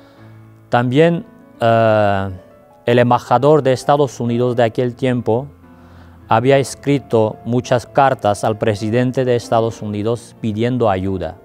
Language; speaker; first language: Spanish; non-native, fluent; Armenian